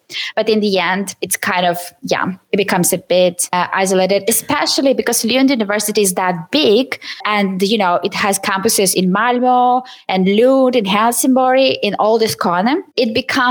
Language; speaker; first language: English; non-native, fluent; Ukrainian